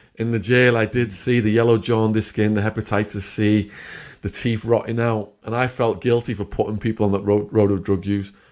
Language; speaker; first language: English; native; English